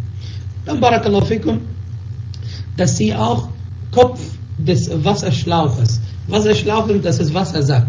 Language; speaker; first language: German; non-native, fluent; Arabic